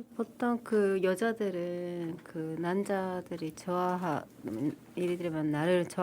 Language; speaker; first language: Korean; non-native, fluent; Japanese